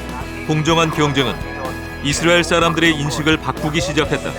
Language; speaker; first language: Korean; native; Korean